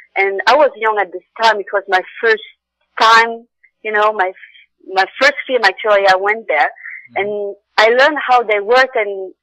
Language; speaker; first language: English; non-native, fluent; Arabic